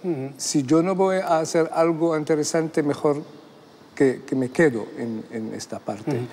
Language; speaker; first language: Spanish; non-native, fluent; Arabic